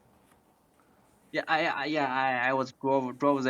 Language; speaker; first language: English; non-native, learner; Chinese